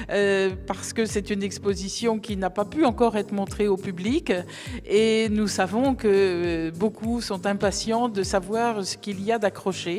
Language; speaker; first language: French; native; French